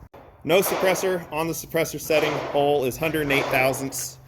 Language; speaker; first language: English; native; English